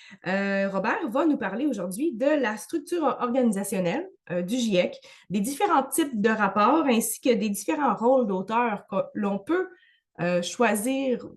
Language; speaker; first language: French; native; French